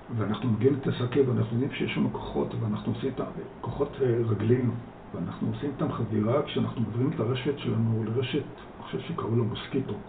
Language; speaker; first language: Hebrew; early bilingual, other home language; Dutch